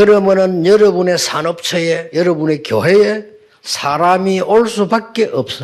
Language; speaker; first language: Korean; native; Korean